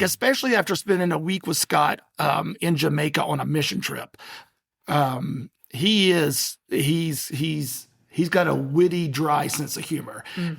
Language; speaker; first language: English; native; English